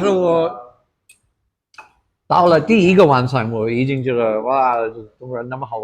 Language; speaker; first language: Chinese; non-native, fluent; English